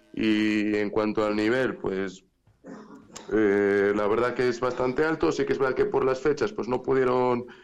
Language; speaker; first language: Spanish; native; Spanish